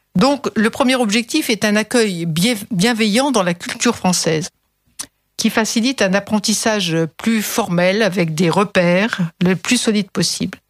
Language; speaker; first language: French; native; French